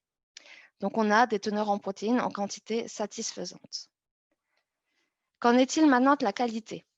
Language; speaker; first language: French; native; French